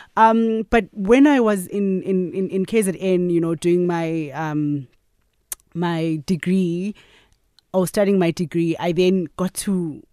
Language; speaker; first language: English; non-native, local second language; Zulu